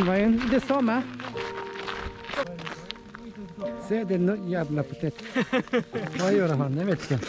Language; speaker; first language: Norwegian; non-native, learner; Russian